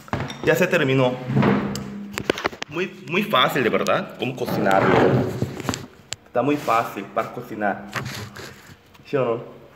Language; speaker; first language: Spanish; non-native, learner; Korean